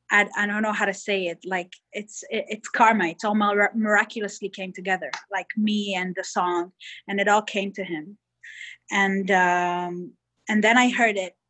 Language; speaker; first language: English; early bilingual, other home language; Hebrew